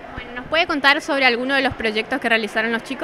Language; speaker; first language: Spanish; native; Spanish